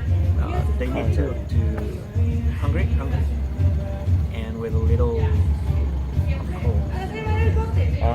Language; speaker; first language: English; non-native, fluent; Spanish